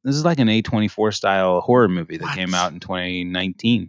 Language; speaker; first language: English; early bilingual, other home language; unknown